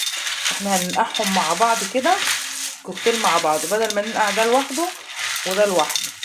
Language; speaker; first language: Arabic; native; Arabic